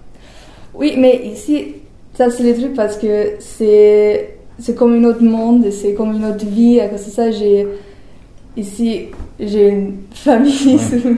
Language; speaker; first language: French; non-native, learner; German